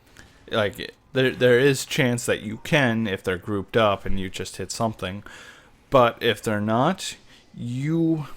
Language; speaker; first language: English; native; English